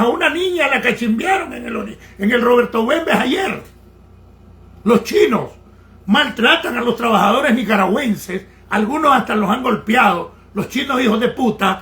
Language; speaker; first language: Spanish; native; Spanish